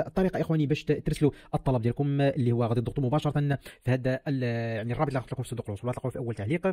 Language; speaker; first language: Arabic; native; Arabic